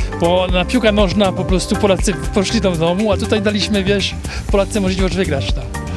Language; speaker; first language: Polish; non-native, learner; French